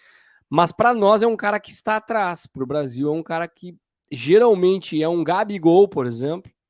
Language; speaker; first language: Portuguese; native; Portuguese